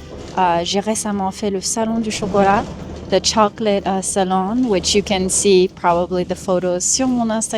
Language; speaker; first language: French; non-native, fluent; English